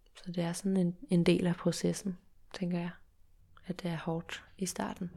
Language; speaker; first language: Danish; early bilingual, heritage; Danish